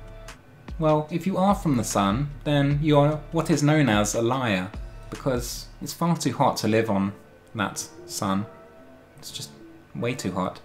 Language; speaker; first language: English; native; English